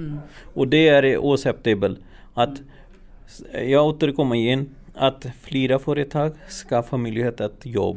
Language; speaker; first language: Swedish; non-native, learner; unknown